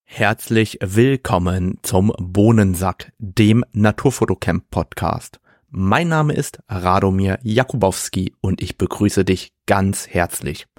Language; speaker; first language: German; native; German